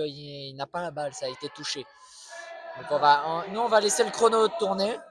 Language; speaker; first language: French; native; French